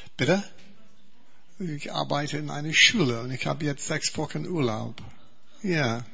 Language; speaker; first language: German; non-native, fluent; English